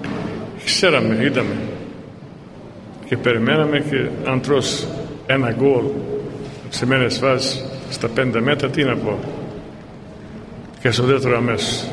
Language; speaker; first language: Greek; non-native, fluent; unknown